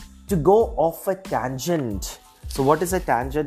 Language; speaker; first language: English; non-native, local second language; Malayalam